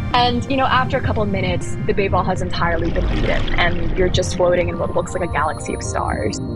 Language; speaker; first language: English; early bilingual, other home language; Thai